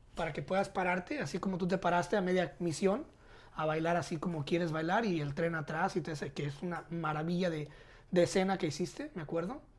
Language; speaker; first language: Spanish; early bilingual, heritage; Spanish